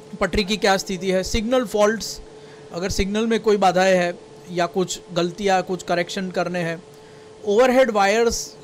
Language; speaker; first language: Hindi; non-native, local second language; Gujarati